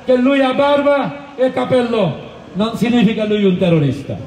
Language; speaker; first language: Italian; non-native, learner; Bangla